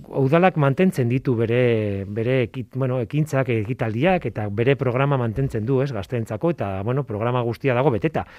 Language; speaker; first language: Basque; non-native, local second language; Spanish